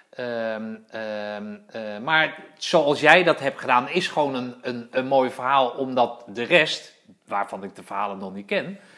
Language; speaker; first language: Dutch; native; Dutch